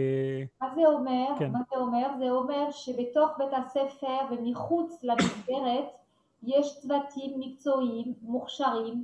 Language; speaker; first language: Hebrew; non-native, fluent; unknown